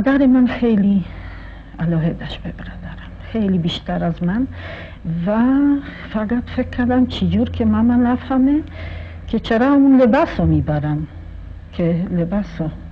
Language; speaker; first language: Persian; non-native, fluent; Polish